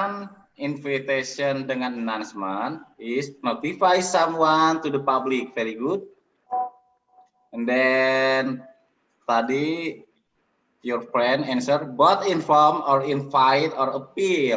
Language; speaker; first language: English; non-native, learner; Indonesian